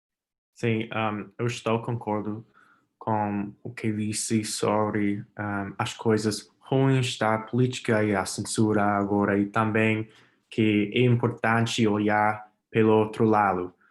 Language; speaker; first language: Portuguese; non-native, learner; English